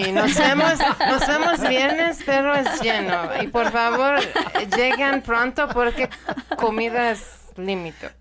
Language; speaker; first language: Spanish; non-native, learner; Persian